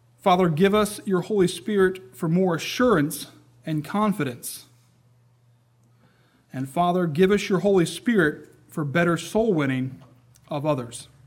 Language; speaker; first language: English; native; English